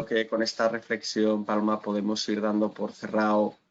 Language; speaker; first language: Spanish; native; Spanish